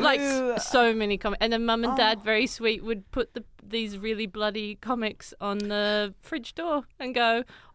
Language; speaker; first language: English; native; English